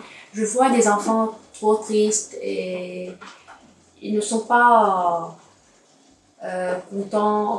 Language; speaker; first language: French; non-native, learner; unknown